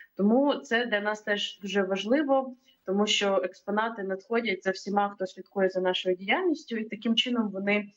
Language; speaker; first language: Ukrainian; native; Ukrainian